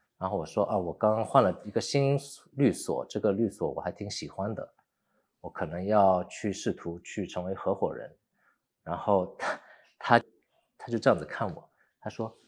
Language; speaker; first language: Chinese; early bilingual, heritage; Chinese